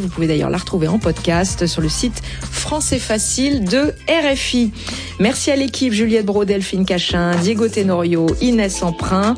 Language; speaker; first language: French; native; French